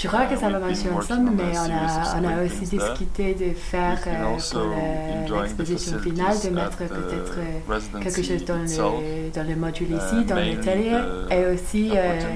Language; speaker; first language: French; non-native, learner; English